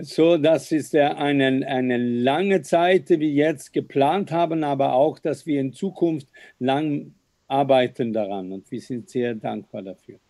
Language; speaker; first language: German; non-native, fluent; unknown